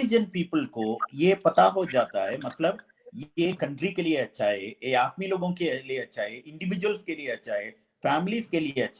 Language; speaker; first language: Hindi; non-native, fluent; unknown